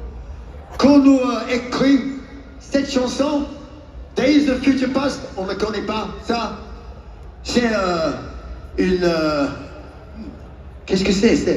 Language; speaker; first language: French; non-native, learner; English